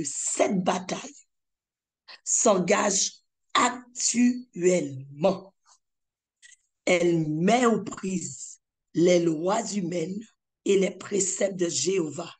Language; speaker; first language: French; native; French